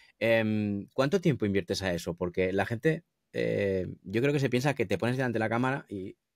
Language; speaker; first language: Spanish; native; Spanish